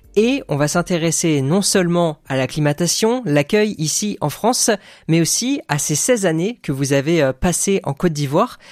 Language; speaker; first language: French; native; French